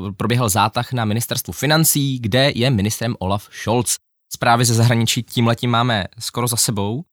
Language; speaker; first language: Czech; early bilingual, other home language; Ukrainian